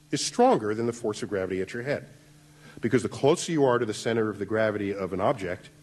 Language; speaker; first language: English; native; English